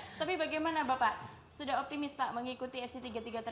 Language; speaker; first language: Indonesian; native; Indonesian